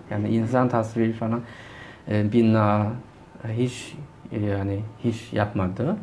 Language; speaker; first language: Turkish; non-native, fluent; Chinese